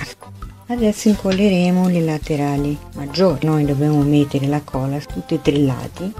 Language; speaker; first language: Italian; non-native, fluent; Portuguese